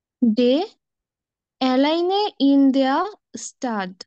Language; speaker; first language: German; non-native, learner; Bangla